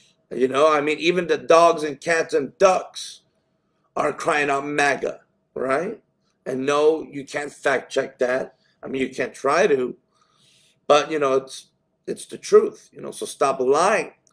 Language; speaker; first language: English; native; English